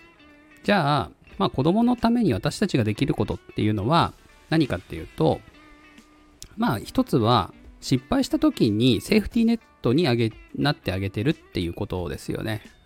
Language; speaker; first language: Japanese; native; Japanese